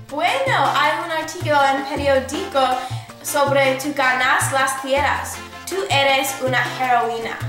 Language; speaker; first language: Spanish; non-native, learner; English